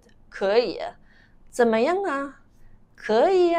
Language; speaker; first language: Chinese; non-native, fluent; Italian